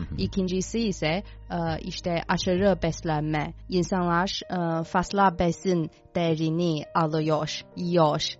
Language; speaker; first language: Turkish; non-native, fluent; Chinese